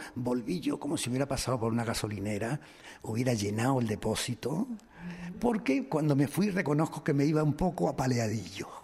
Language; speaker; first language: Spanish; native; Spanish